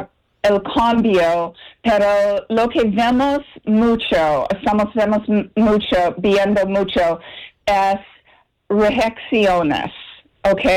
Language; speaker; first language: Spanish; non-native, learner; English